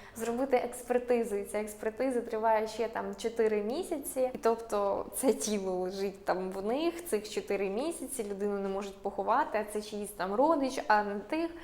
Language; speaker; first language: Ukrainian; non-native, local second language; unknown